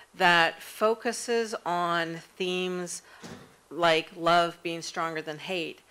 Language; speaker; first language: English; native; English